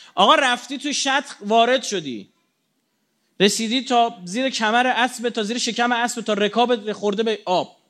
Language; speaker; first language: Persian; native; Persian